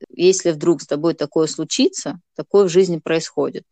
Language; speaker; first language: Russian; non-native, local second language; Gagauz